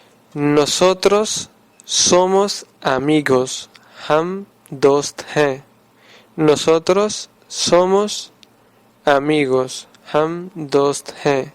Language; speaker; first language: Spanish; non-native, fluent; Urdu